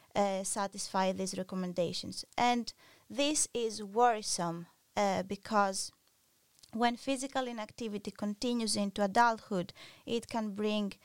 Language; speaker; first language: English; non-native, fluent; Greek